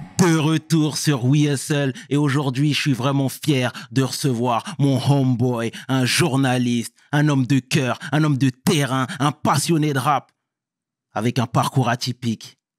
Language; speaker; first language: French; native; French